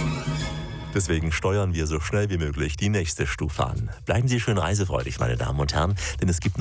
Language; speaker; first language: German; native; German